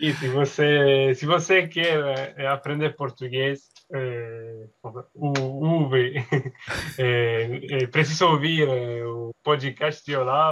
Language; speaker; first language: Portuguese; non-native, learner; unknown